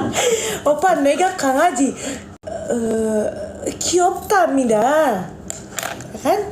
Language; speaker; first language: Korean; non-native, learner; Indonesian